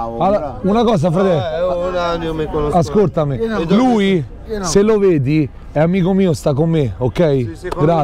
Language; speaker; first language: Italian; native; Italian